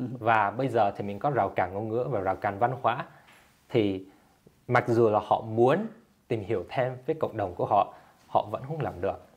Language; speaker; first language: Vietnamese; early bilingual, heritage; English